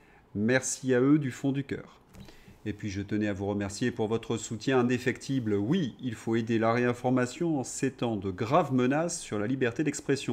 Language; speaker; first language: French; native; French